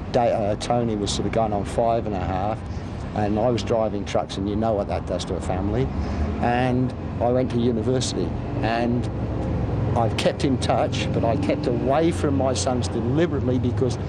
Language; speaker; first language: English; native; English